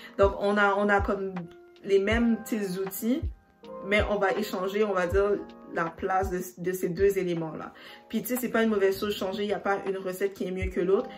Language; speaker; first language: French; native; French